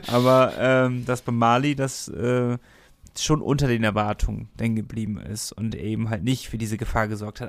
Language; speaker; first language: German; native; German